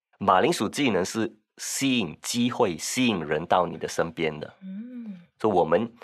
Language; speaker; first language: Chinese; non-native, local second language; Min Nan Chinese